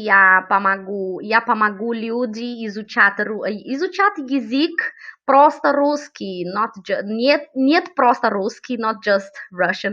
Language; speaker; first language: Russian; non-native, learner; Portuguese